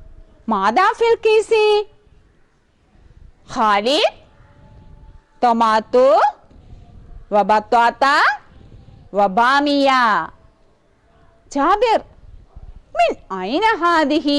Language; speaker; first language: Arabic; non-native, fluent; Malayalam